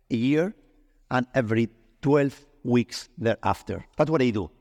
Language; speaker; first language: English; non-native, fluent; Spanish